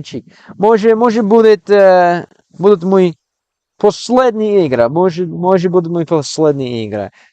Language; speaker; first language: Russian; non-native, learner; English